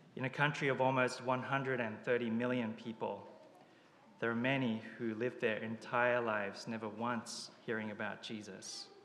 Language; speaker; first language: English; early bilingual, other home language; Japanese